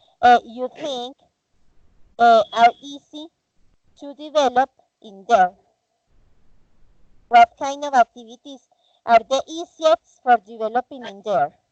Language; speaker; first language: English; non-native, fluent; Spanish